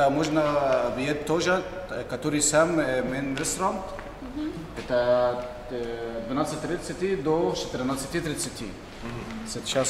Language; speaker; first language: Russian; non-native, learner; Arabic